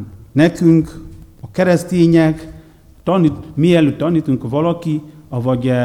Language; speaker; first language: Hungarian; non-native, learner; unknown